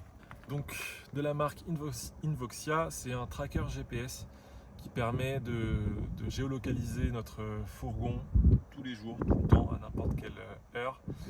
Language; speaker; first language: French; native; French